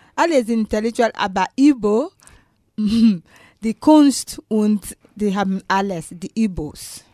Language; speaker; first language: German; non-native, learner; Igbo